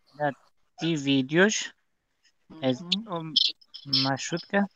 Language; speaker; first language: Russian; non-native, learner; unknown